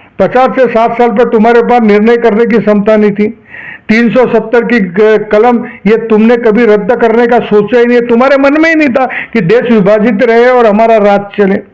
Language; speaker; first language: Hindi; non-native, local second language; Marathi